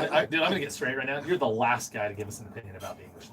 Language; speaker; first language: English; native; English